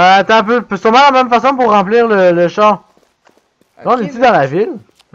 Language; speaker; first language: French; native; French